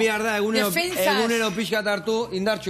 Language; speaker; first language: Basque; native; Basque